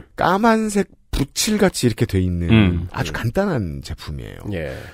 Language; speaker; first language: Korean; native; Korean